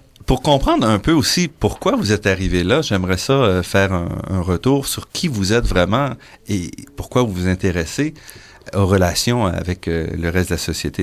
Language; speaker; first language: French; native; French